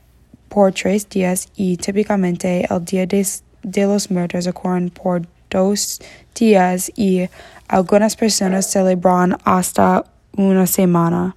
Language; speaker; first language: Spanish; non-native, learner; English